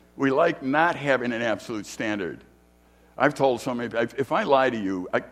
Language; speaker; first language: English; native; English